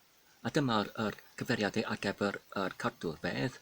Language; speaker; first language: Welsh; non-native, learner; Polish